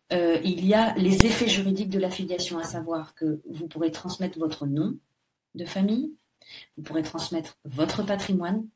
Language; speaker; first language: French; native; French